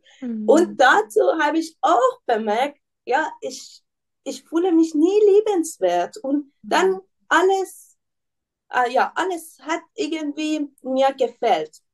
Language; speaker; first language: German; non-native, learner; Persian